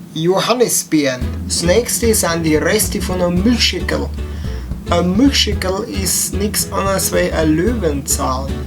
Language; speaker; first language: German; native; German